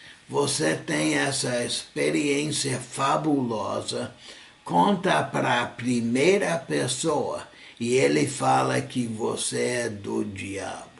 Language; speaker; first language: Portuguese; non-native, fluent; English